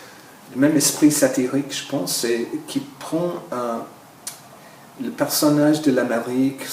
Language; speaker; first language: French; non-native, fluent; English